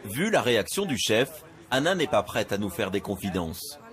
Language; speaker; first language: French; native; French